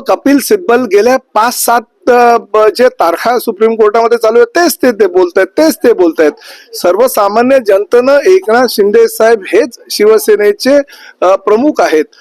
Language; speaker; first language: Marathi; native; Marathi